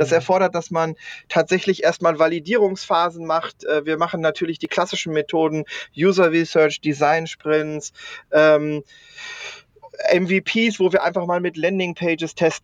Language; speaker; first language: German; native; German